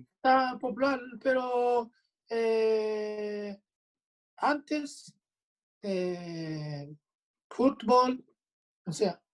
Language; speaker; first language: Spanish; non-native, fluent; Japanese